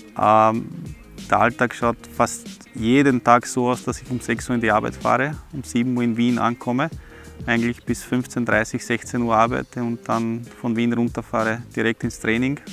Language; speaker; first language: German; early bilingual, other home language; Bosnian